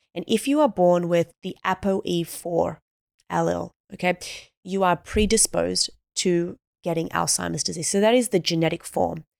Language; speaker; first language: English; native; English